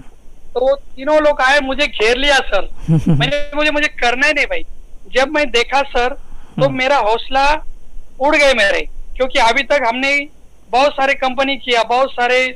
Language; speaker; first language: Hindi; non-native, local second language; Marathi